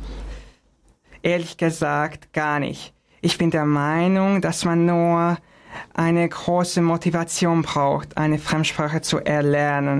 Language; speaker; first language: German; non-native, fluent; Hungarian